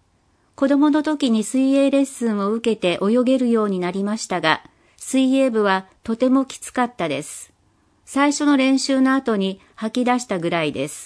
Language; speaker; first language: Japanese; non-native, fluent; English